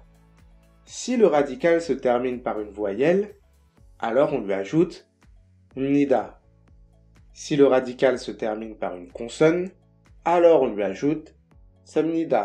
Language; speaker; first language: French; native; French